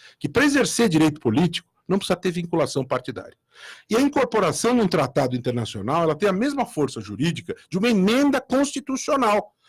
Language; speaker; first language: Portuguese; native; Portuguese